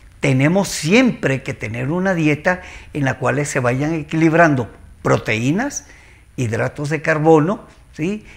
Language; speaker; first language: Spanish; native; Spanish